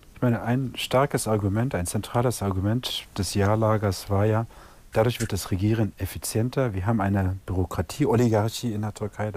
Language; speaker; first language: German; early bilingual, other home language; Turkish